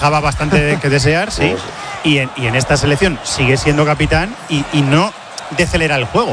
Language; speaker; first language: Spanish; native; Spanish